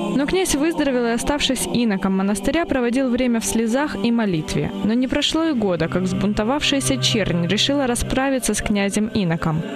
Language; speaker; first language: Russian; native; Russian